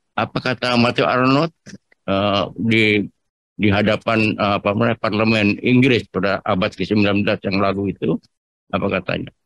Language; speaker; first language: Indonesian; non-native, local second language; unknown